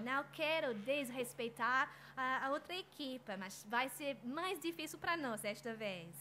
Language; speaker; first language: Portuguese; non-native, fluent; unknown